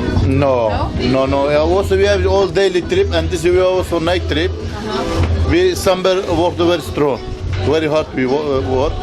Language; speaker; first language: English; non-native, learner; Turkish